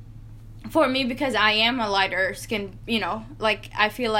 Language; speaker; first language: English; non-native, fluent; Arabic